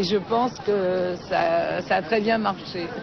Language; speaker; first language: French; early bilingual, other home language; Bulgarian